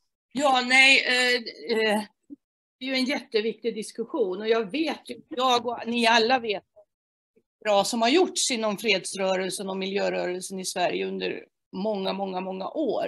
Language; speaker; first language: Swedish; native; Swedish